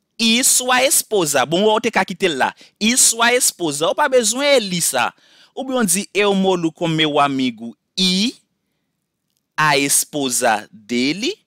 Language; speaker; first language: Portuguese; non-native, fluent; Haitian Creole